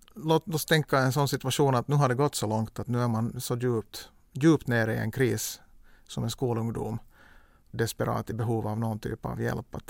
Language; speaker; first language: Swedish; native; Swedish